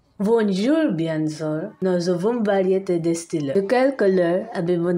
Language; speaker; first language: French; non-native, learner; Filipino